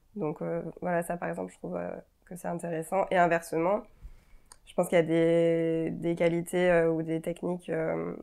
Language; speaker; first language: French; native; French